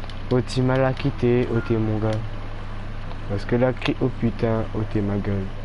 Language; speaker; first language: French; non-native, local second language; Réunion Creole French